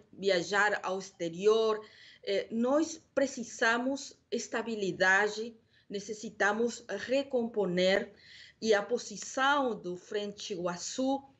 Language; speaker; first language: Portuguese; non-native, learner; Spanish